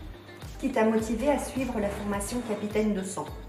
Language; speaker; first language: French; native; French